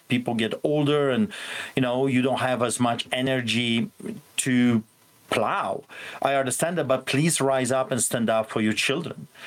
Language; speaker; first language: English; non-native, fluent; Polish